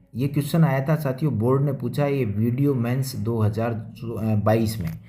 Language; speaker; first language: Hindi; native; Hindi